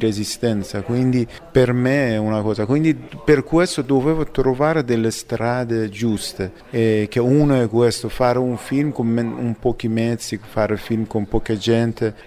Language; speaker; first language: Italian; non-native, fluent; Persian